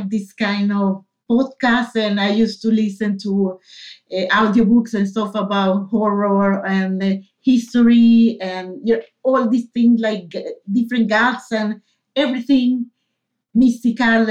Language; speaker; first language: English; non-native, fluent; Spanish